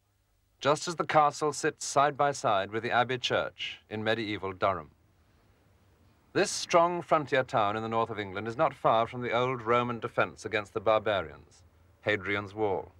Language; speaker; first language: English; native; English